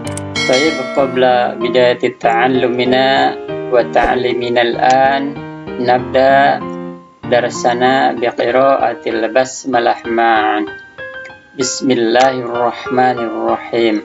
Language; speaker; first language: Arabic; non-native, fluent; Indonesian